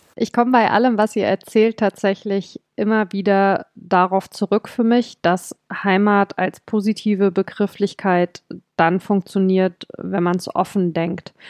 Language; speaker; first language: German; native; German